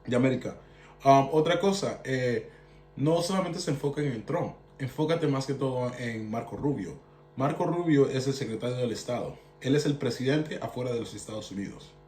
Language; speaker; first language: Spanish; early bilingual, heritage; Spanish